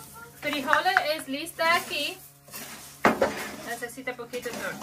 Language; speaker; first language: Spanish; non-native, learner; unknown